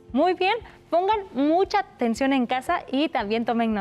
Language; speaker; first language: Spanish; native; Spanish